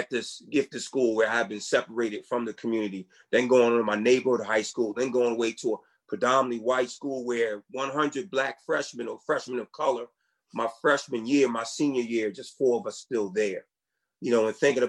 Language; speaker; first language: English; native; English